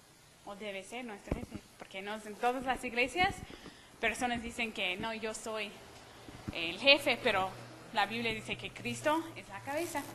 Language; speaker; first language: Spanish; non-native, fluent; English